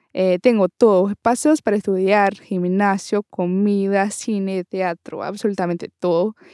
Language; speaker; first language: Spanish; non-native, learner; Portuguese